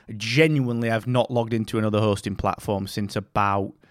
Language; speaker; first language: English; native; English